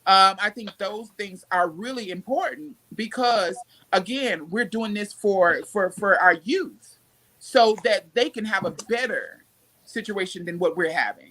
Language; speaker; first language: English; native; English